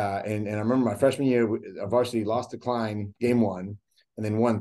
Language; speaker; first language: English; early bilingual, other home language; Spanish